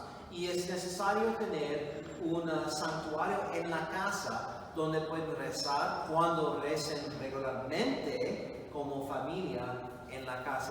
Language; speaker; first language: Spanish; non-native, fluent; English